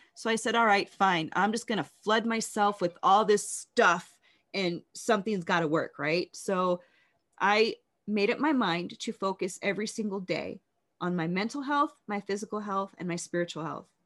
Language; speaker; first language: English; native; English